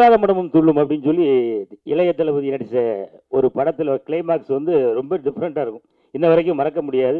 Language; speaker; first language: Tamil; native; Tamil